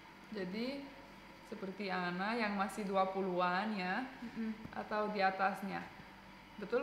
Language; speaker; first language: Indonesian; non-native, fluent; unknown